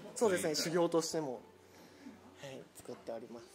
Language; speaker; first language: Japanese; native; Japanese